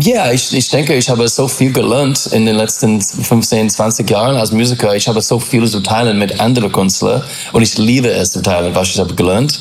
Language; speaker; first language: German; non-native, learner; English